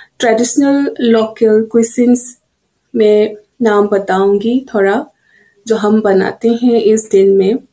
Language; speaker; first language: Hindi; non-native, local second language; Manipuri